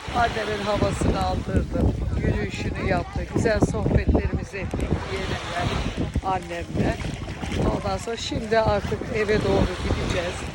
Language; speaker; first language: Turkish; native; Turkish